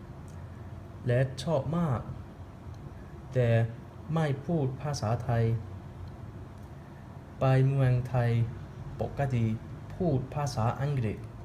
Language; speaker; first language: Thai; non-native, learner; English